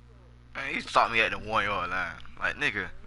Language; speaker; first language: English; native; English